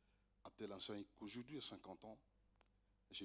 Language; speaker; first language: French; native; French